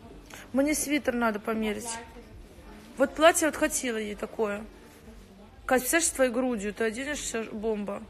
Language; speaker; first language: Russian; native; Russian